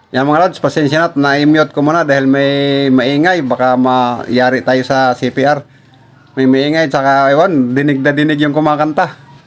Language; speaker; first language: Filipino; non-native, local second language; Cebuano